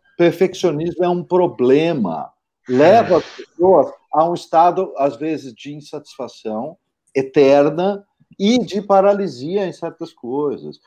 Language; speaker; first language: Portuguese; native; Portuguese